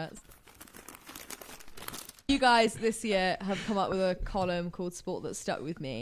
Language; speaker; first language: English; native; English